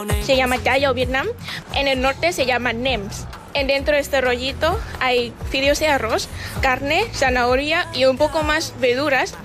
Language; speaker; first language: Spanish; non-native, learner; Vietnamese